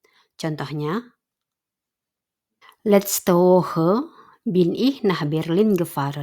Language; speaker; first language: German; non-native, fluent; Indonesian